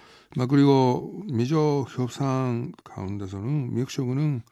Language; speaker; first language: Korean; native; Korean